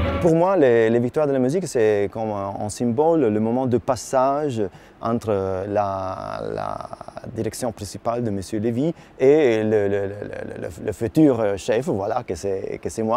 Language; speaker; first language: French; non-native, fluent; Italian